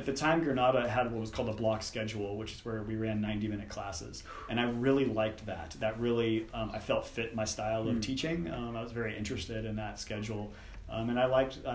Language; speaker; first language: English; native; English